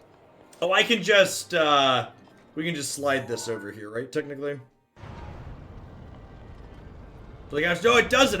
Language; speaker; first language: English; native; English